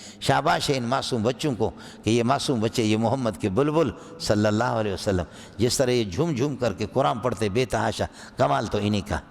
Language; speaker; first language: Urdu; non-native, local second language; Brahui